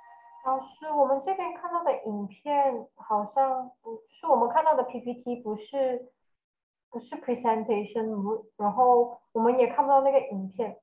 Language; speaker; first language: Chinese; native; Chinese